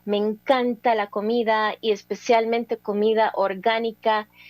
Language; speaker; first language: Spanish; early bilingual, heritage; English